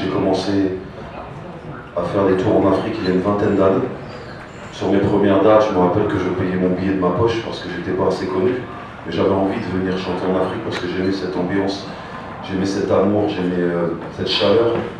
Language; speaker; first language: French; native; French